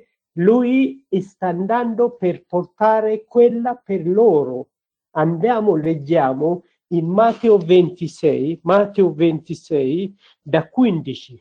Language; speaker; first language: Italian; non-native, learner; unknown